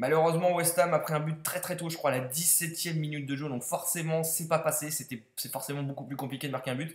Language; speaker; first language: French; native; French